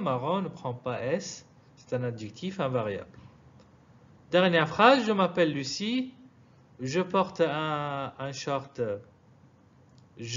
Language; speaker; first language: French; non-native, fluent; Arabic